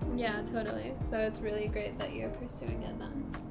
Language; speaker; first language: English; native; English